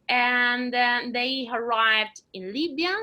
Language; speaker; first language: English; non-native, learner; Italian